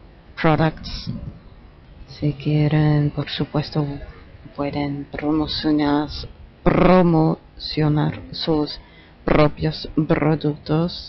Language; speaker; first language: Spanish; non-native, fluent; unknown